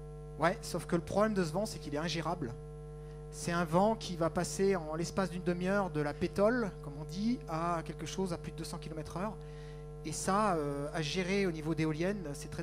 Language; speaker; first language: French; native; French